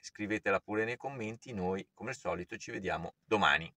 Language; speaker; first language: Italian; native; Italian